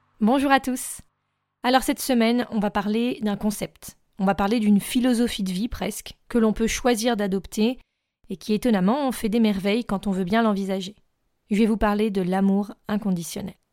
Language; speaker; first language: French; native; French